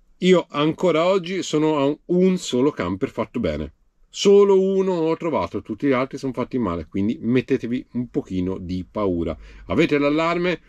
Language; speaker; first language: Italian; native; Italian